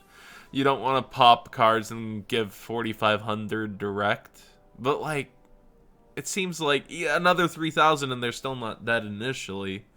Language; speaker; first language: English; native; English